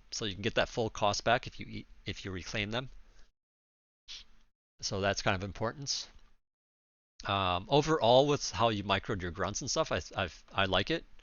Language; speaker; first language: English; native; English